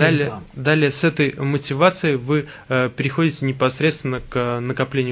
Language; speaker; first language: Russian; native; Russian